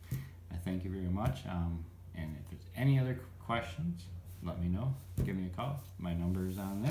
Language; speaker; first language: English; native; English